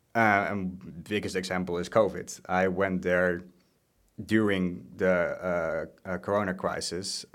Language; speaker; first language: English; non-native, fluent; Dutch